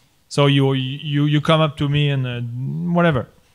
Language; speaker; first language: English; non-native, fluent; French